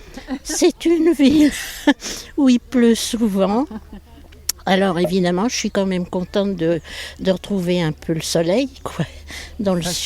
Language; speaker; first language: French; native; French